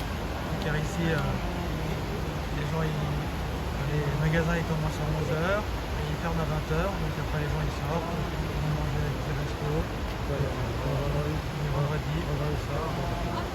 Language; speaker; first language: French; native; French